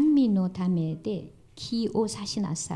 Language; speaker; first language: Japanese; non-native, fluent; Korean